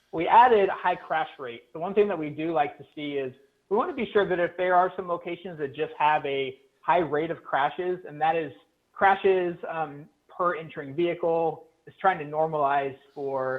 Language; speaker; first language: English; native; English